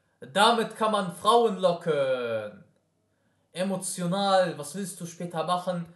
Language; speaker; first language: German; early bilingual, other home language; Arabic